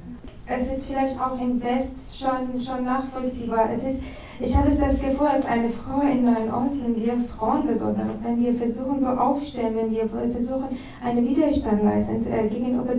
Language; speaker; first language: German; non-native, fluent; Persian